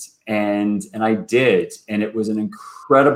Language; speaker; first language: English; native; English